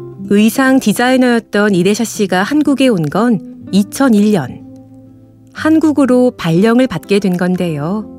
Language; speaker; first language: Korean; native; Korean